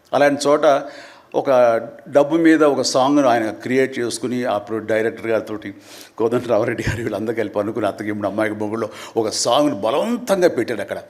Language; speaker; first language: Telugu; native; Telugu